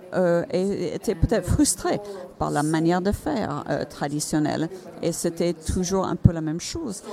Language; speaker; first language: French; non-native, fluent; Finnish